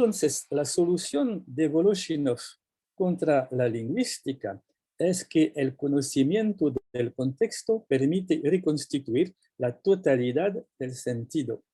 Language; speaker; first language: Spanish; non-native, fluent; French